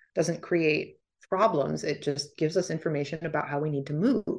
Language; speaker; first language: English; native; English